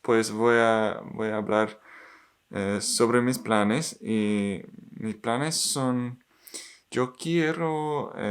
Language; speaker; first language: Spanish; non-native, learner; English